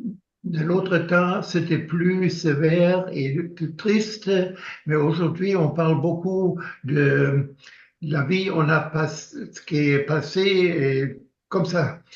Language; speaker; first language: French; non-native, learner; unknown